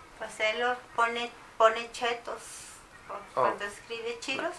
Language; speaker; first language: Spanish; native; Spanish